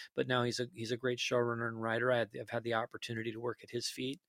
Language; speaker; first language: English; native; English